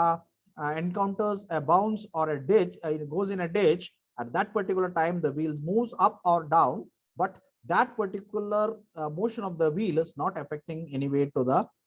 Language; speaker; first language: English; non-native, local second language; Marathi